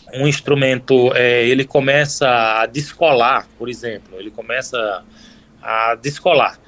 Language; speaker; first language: Portuguese; native; Portuguese